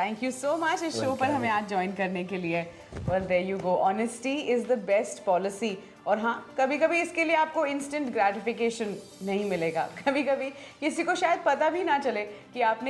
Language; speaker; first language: Hindi; native; Hindi